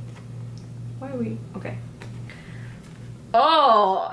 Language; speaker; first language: English; non-native, fluent; Russian